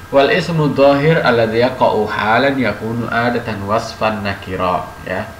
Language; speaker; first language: Arabic; non-native, fluent; Indonesian